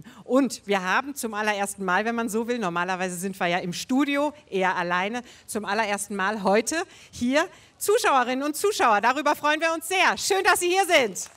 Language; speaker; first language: German; native; German